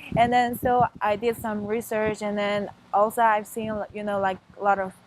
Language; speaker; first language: English; non-native, fluent; Mongolian